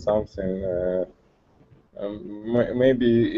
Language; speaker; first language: English; non-native, learner; Russian